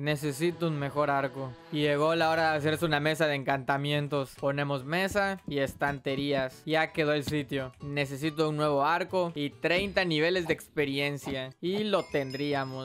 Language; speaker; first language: Spanish; native; Spanish